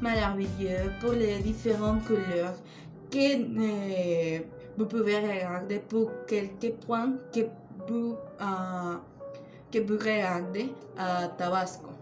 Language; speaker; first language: French; non-native, learner; Spanish